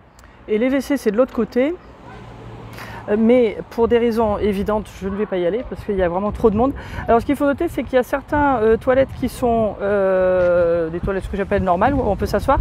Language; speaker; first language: French; native; French